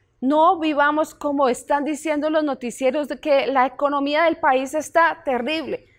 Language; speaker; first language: Spanish; native; Spanish